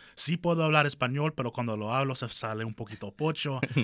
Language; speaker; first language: Spanish; early bilingual, heritage; Spanish